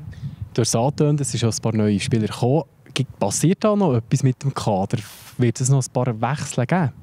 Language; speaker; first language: German; native; German